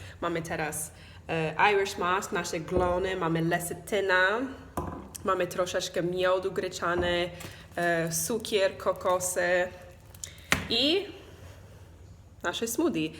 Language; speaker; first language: Polish; non-native, learner; English